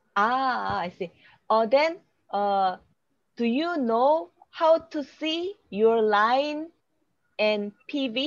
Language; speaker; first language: English; non-native, learner; Korean